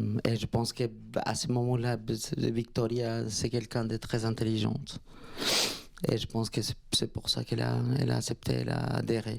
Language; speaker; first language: French; non-native, fluent; Spanish